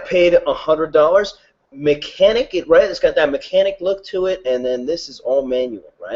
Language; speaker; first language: English; native; English